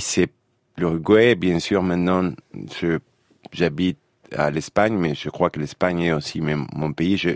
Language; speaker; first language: French; non-native, fluent; Spanish